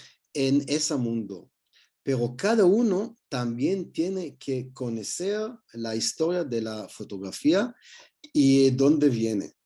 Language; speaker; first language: Spanish; non-native, learner; Hebrew